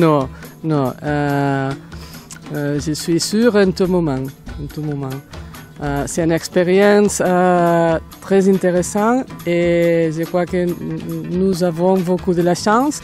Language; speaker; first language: French; non-native, learner; Catalan